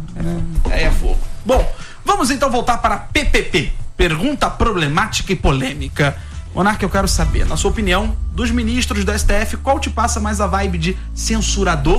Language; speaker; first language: Portuguese; native; Portuguese